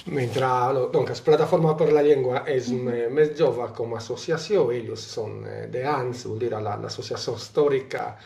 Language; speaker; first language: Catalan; non-native, local second language; Italian